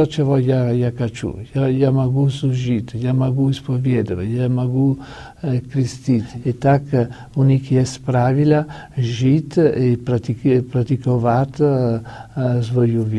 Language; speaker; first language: Russian; non-native, learner; Italian